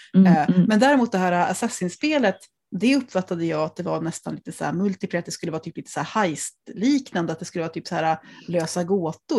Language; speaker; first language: Swedish; native; Swedish